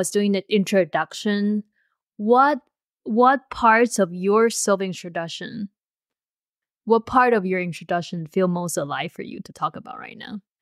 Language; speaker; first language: English; non-native, fluent; Chinese